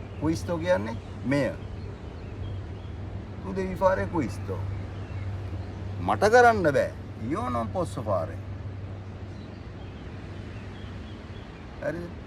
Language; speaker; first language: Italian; non-native, fluent; Sinhala